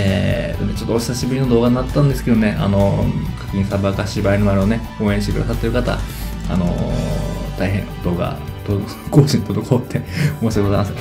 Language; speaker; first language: Japanese; native; Japanese